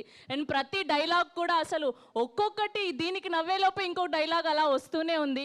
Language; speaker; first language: Telugu; native; Telugu